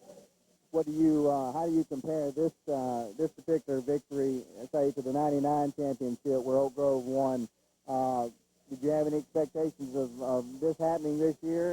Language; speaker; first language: English; native; English